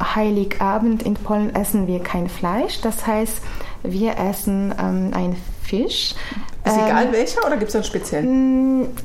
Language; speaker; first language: German; non-native, fluent; Polish